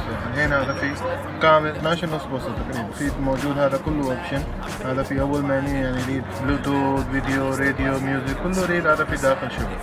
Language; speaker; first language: Arabic; non-native, learner; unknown